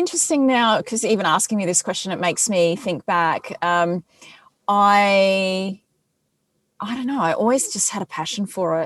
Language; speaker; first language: English; native; English